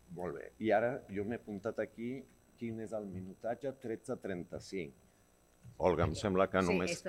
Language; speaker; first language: Catalan; early bilingual, heritage; Catalan